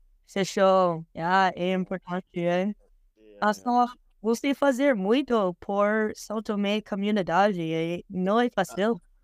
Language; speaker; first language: Portuguese; non-native, learner; English